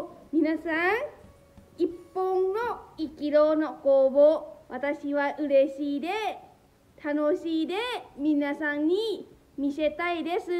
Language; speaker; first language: Japanese; non-native, learner; Lao